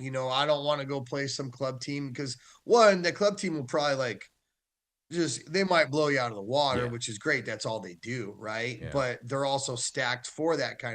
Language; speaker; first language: English; native; English